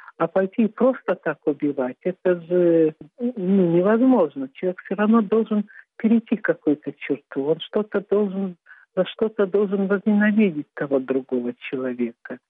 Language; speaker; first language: Russian; native; Russian